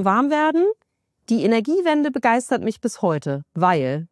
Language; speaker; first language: German; native; German